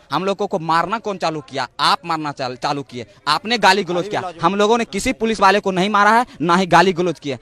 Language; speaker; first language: Hindi; native; Hindi